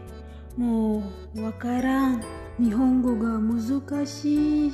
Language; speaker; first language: Japanese; non-native, fluent; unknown